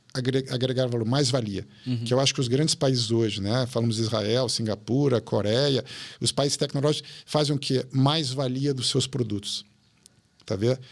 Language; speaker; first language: Portuguese; native; Portuguese